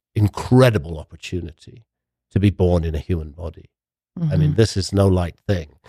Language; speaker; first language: English; native; English